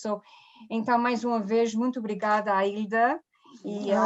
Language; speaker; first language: Portuguese; early bilingual, heritage; Portuguese